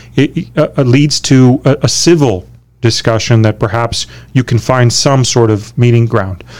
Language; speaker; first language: English; early bilingual, other home language; Romanian